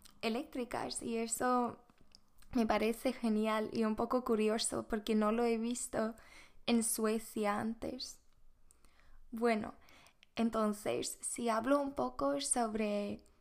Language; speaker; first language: Spanish; non-native, fluent; Swedish